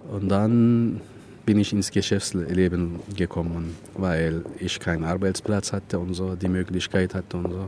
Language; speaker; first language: German; non-native, fluent; Turkish